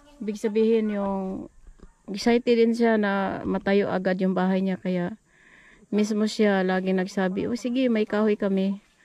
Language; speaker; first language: Filipino; non-native, local second language; Cebuano